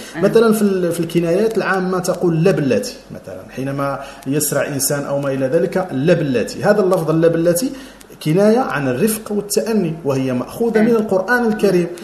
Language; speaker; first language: Arabic; native; Arabic